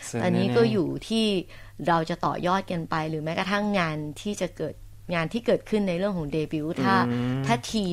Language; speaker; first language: Thai; native; Thai